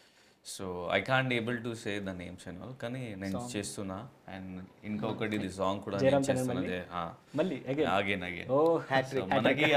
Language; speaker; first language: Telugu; non-native, local second language; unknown